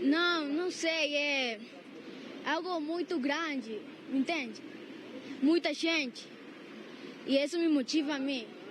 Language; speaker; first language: Portuguese; early bilingual, heritage; Portuguese